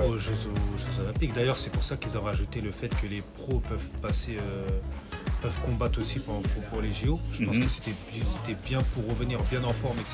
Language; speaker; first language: French; native; French